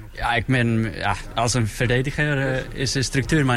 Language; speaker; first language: Dutch; non-native, learner; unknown